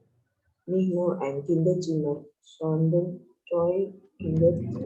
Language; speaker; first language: German; non-native, learner; Indonesian